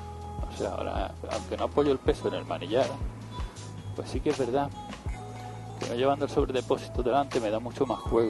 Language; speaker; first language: Spanish; native; Spanish